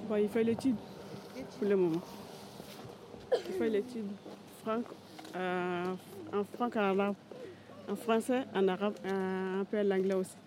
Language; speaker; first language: French; non-native, learner; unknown